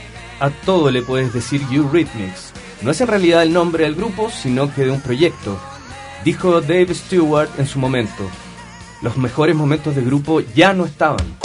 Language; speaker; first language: Spanish; native; Spanish